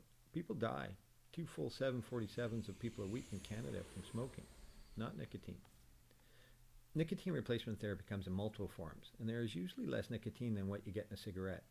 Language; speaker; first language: English; native; English